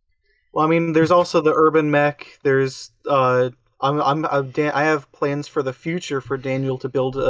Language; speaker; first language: English; native; English